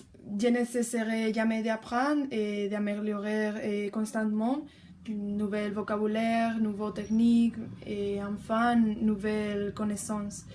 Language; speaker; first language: French; non-native, learner; Spanish